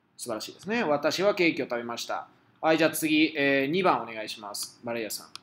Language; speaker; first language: Japanese; non-native, fluent; Spanish